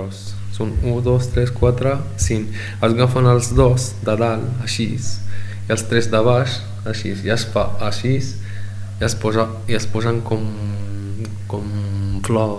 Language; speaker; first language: Catalan; non-native, learner; Arabic